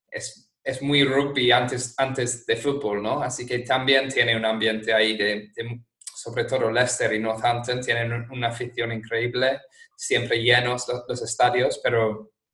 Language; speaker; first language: Spanish; non-native, fluent; English